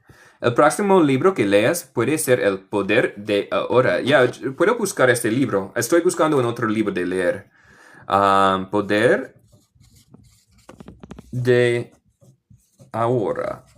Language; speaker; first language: Spanish; non-native, fluent; English